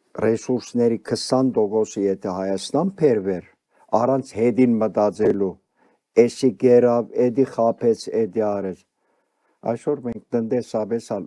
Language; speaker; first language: Armenian; early bilingual, heritage; Armenian